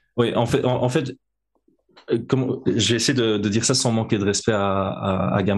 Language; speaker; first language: French; native; French